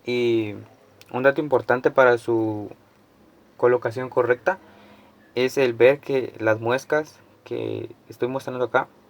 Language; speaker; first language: Spanish; native; Spanish